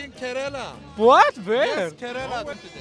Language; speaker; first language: English; non-native, learner; Turkish